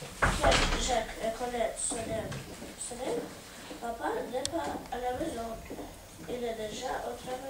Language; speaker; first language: French; non-native, learner; Russian